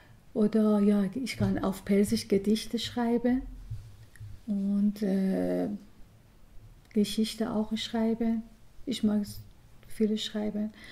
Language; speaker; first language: German; non-native, learner; Persian